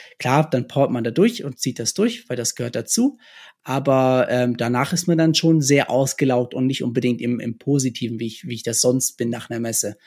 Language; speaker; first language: German; early bilingual, other home language; English